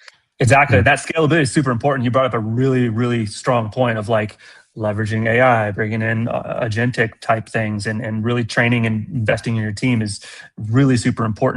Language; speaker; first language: English; native; English